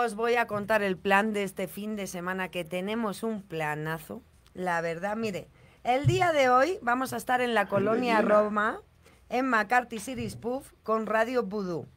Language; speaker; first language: Spanish; native; Spanish